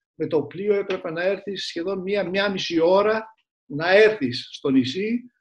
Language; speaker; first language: Greek; early bilingual, other home language; Turkish